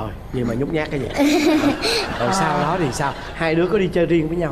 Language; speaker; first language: Vietnamese; native; Vietnamese